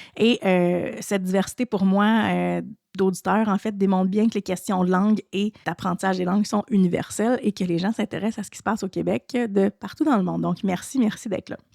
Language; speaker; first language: French; native; French